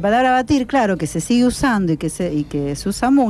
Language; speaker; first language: Spanish; native; Spanish